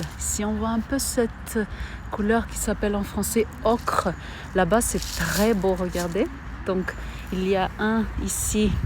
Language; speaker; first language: French; non-native, fluent; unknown